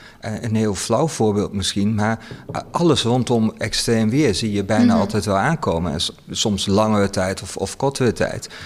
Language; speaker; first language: Dutch; native; Dutch